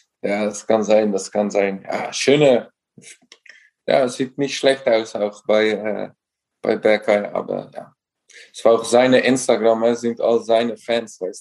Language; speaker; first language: German; non-native, fluent; Dutch